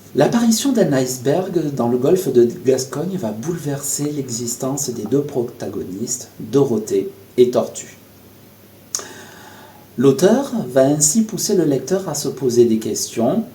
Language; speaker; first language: French; native; French